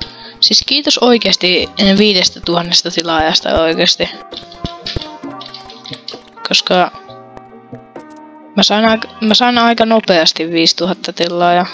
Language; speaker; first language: Finnish; native; Finnish